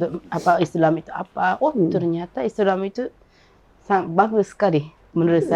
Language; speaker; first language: Indonesian; non-native, learner; Japanese